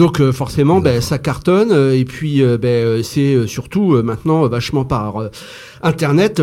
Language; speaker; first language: French; native; French